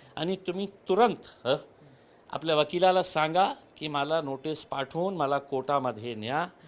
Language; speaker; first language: Marathi; non-native, local second language; Urdu